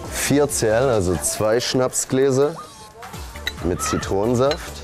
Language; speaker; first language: German; native; German